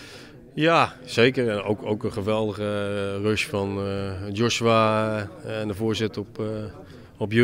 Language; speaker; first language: Dutch; native; Dutch